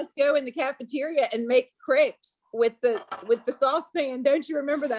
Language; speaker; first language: English; native; English